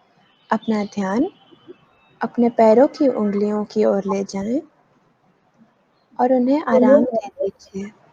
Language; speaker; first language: Hindi; native; Hindi